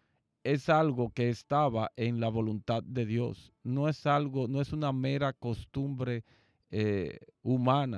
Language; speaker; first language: Spanish; native; Spanish